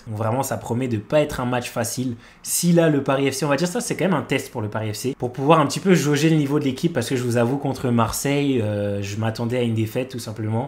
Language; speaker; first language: French; native; French